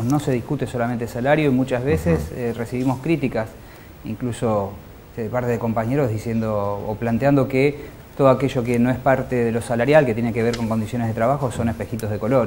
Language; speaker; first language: Spanish; native; Spanish